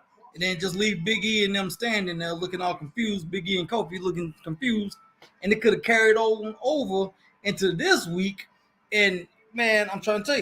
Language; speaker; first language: English; native; English